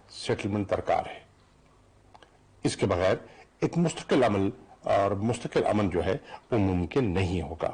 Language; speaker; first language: Urdu; native; Urdu